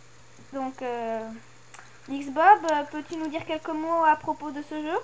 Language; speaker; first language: French; native; French